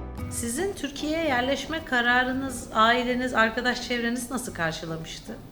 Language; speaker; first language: Turkish; native; Turkish